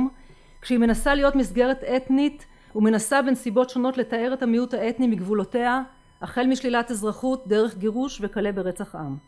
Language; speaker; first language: Hebrew; native; Hebrew